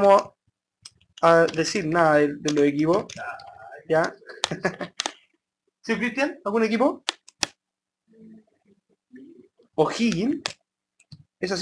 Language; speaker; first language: Spanish; native; Spanish